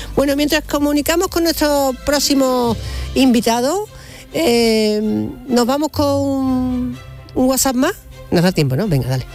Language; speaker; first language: Spanish; native; Spanish